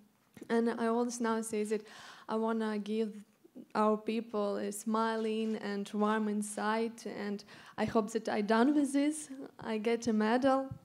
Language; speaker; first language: English; non-native, learner; Ukrainian